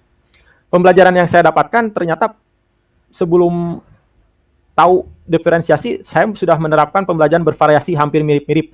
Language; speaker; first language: Indonesian; non-native, local second language; Sundanese